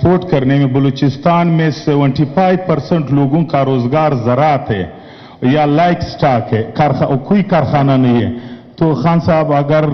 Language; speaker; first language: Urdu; non-native, local second language; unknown